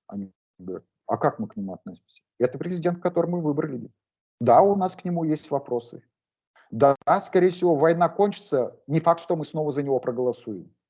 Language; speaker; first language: Russian; non-native, local second language; Kazakh